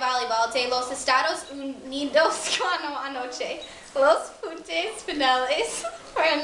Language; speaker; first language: Spanish; non-native, learner; English